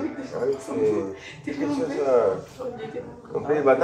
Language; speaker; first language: French; non-native, learner; Spanish